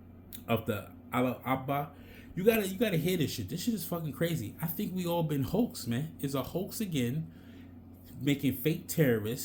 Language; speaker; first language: English; native; English